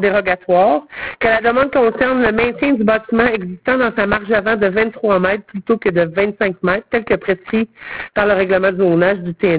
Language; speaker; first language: French; native; French